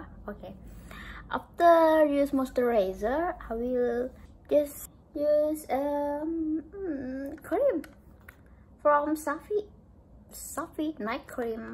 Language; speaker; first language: English; non-native, learner; Indonesian